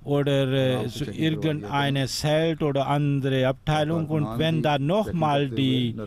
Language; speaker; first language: German; non-native, fluent; Urdu